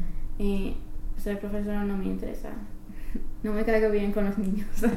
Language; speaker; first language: Spanish; non-native, fluent; English